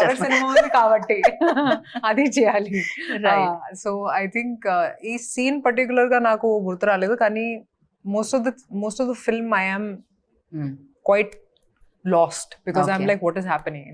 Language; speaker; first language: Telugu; non-native, fluent; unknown